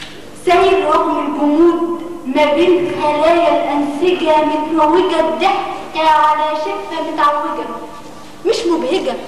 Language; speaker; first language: Arabic; native; Arabic